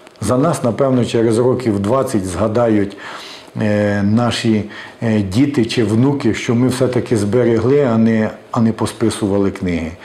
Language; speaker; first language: Ukrainian; native; Ukrainian